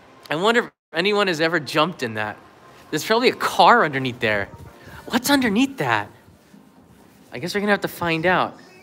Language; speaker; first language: English; native; English